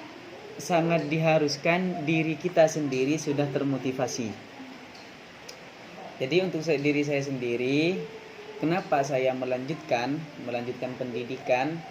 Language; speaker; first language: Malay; non-native, local second language; Madurese